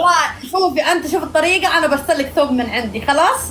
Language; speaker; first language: Arabic; native; Arabic